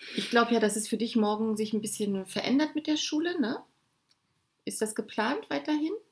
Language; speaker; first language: German; native; German